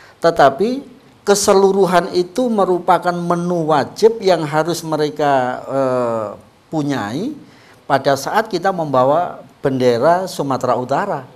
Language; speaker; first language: Indonesian; non-native, local second language; Javanese